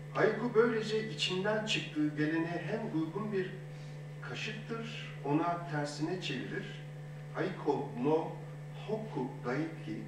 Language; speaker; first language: Turkish; native; Turkish